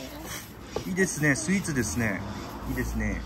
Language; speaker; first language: Japanese; native; Japanese